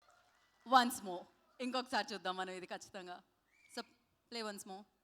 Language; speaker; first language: Telugu; native; Telugu